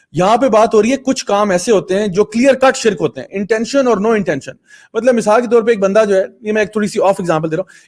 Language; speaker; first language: Urdu; native; Urdu